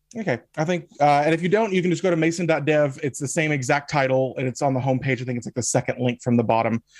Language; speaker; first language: English; native; English